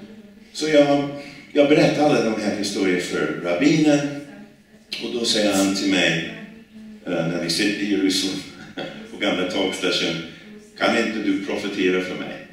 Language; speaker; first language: Swedish; non-native, fluent; English